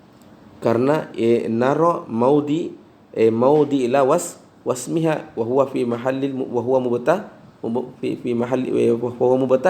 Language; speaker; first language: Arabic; non-native, fluent; Indonesian